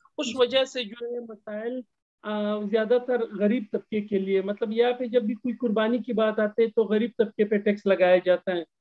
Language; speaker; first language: Urdu; non-native, local second language; Pashto